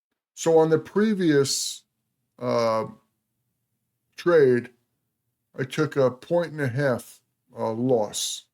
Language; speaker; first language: English; native; English